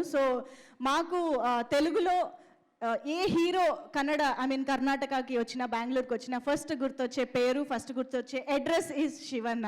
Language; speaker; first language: Telugu; native; Telugu